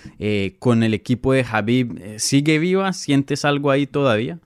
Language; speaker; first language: Spanish; native; Spanish